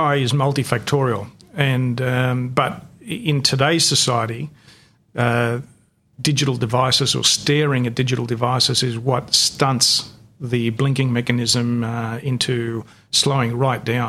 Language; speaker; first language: English; non-native, local second language; Greek